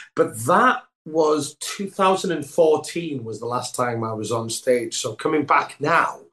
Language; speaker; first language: English; non-native, local second language; Welsh